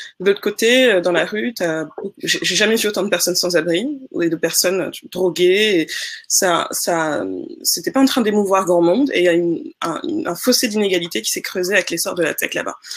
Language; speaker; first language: French; non-native, local second language; Wolof